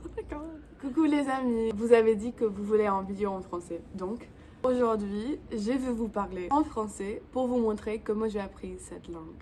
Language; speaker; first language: French; non-native, fluent; English